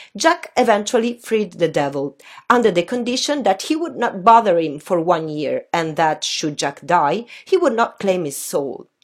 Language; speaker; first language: English; non-native, fluent; Italian